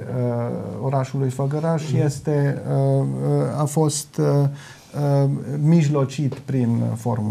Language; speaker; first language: Romanian; non-native, local second language; German